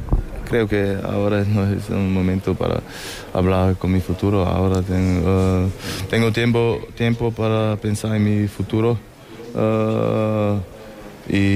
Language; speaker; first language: Spanish; non-native, learner; German